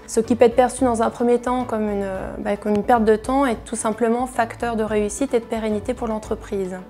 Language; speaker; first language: French; native; French